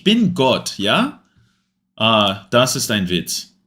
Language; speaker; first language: German; non-native, learner; English